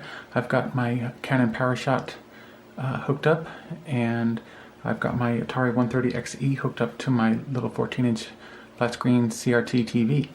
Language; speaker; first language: English; native; English